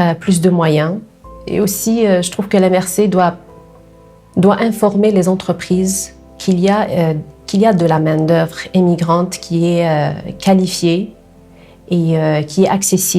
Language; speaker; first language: French; non-native, local second language; Arabic